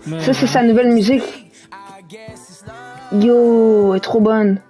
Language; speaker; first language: French; native; French